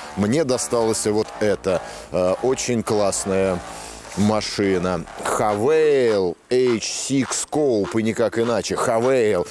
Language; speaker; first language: Russian; native; Russian